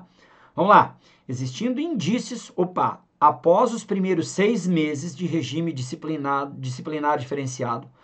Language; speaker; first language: Portuguese; native; Portuguese